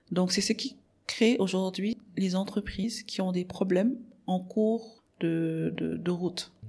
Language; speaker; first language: French; non-native, local second language; Wolof